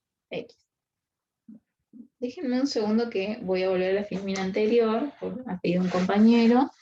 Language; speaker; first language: Spanish; native; Spanish